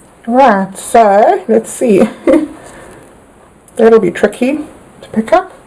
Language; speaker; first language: English; native; English